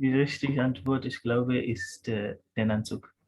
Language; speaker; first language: German; non-native, learner; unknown